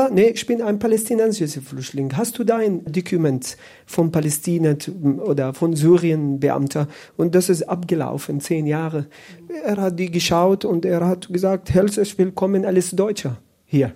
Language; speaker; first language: German; non-native, learner; Arabic